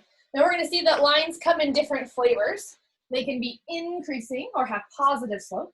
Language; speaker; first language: English; native; English